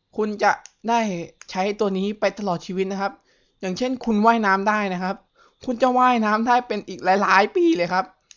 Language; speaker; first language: Thai; native; Thai